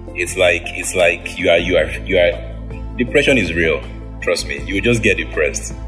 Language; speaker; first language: English; non-native, local second language; Yoruba